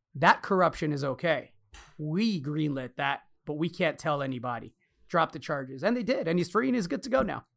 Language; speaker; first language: English; early bilingual, other home language; Spanish